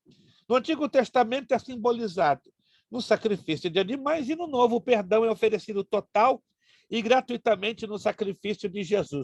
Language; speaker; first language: Portuguese; native; Portuguese